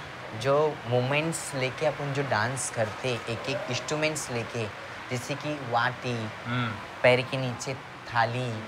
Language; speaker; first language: Hindi; native; Hindi